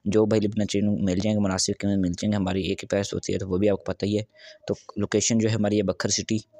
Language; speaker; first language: Urdu; non-native, local second language; Punjabi